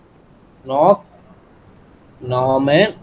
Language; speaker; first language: German; non-native, learner; Tamil